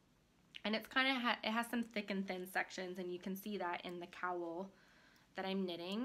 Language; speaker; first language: English; native; English